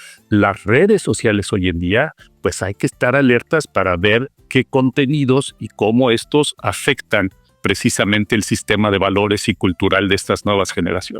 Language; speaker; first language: Spanish; native; Spanish